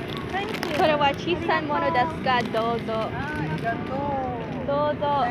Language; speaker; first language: Japanese; non-native, learner; English